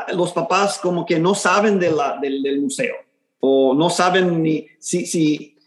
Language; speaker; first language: Spanish; early bilingual, heritage; Spanish